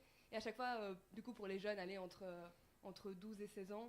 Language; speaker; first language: French; native; French